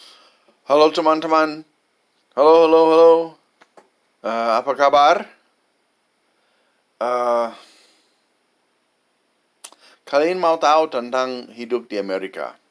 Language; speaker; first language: Indonesian; non-native, fluent; English